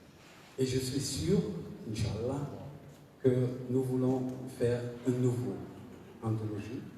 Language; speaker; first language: French; non-native, learner; German